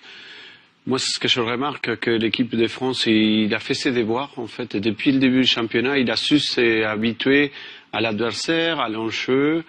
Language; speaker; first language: French; non-native, fluent; Spanish